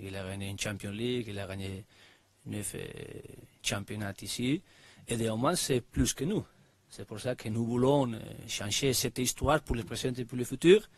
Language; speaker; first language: French; non-native, learner; Spanish